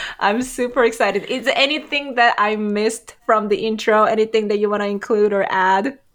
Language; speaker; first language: English; non-native, fluent; Korean